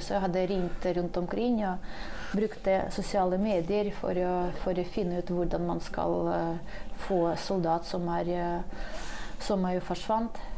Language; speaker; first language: Norwegian; non-native, fluent; Ukrainian